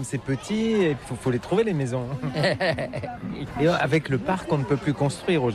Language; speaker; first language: French; native; French